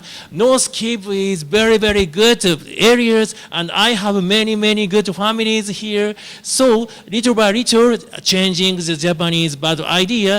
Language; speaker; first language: English; non-native, learner; Japanese